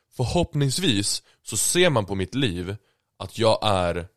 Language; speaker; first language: Swedish; native; Swedish